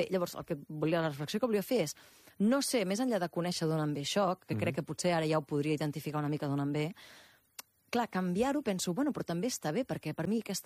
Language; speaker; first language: Catalan; native; Catalan